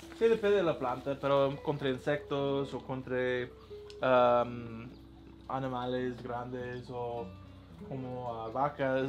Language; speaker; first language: Spanish; non-native, learner; English